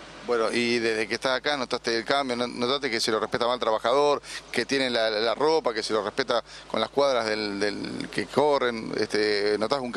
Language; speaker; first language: Spanish; native; Spanish